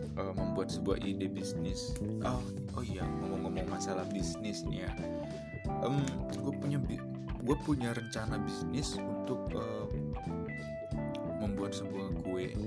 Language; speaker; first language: Indonesian; native; Indonesian